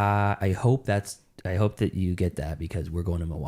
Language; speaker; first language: English; native; English